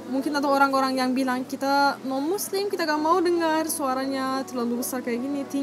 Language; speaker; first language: Indonesian; non-native, fluent; Turkish